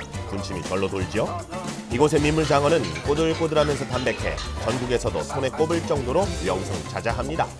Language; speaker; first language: Korean; native; Korean